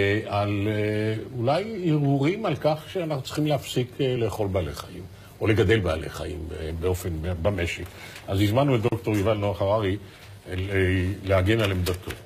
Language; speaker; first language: Hebrew; native; Hebrew